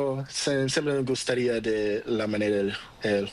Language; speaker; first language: Spanish; non-native, learner; Portuguese